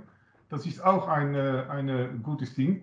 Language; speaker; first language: German; non-native, learner; Dutch